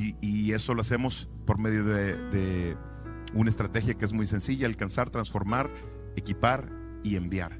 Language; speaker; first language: Spanish; native; Spanish